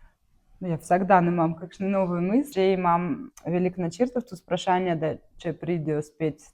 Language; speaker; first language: Slovenian; non-native, learner; Russian